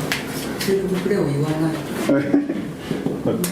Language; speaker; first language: French; non-native, learner; Japanese